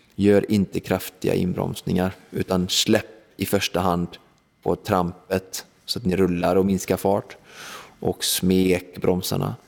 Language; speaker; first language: Swedish; native; Swedish